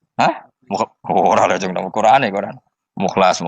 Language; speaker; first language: Indonesian; native; Indonesian